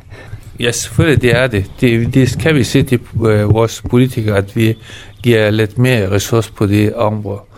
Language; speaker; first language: Danish; non-native, fluent; Persian